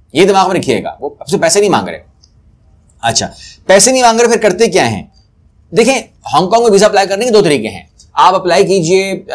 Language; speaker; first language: Urdu; native; Urdu